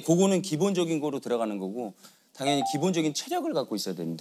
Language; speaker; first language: Korean; native; Korean